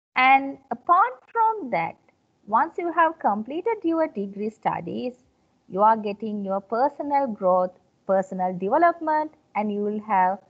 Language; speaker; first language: English; non-native, local second language; Sinhala